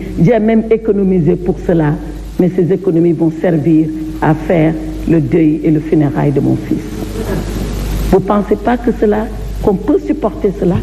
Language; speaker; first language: French; non-native, local second language; Fula